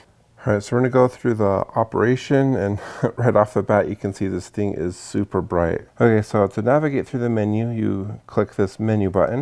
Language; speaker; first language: English; native; English